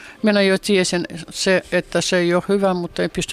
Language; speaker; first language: Finnish; non-native, fluent; Russian